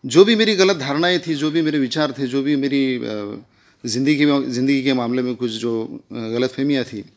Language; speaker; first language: Hindi; non-native, local second language; Marathi